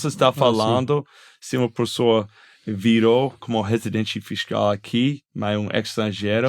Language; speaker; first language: Portuguese; non-native, fluent; English